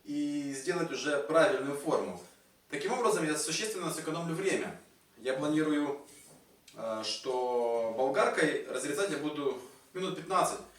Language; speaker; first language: Russian; native; Russian